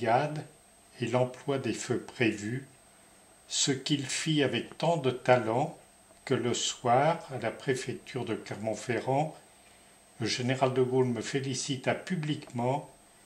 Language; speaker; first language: French; native; French